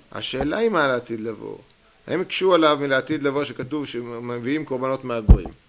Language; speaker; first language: Hebrew; native; Hebrew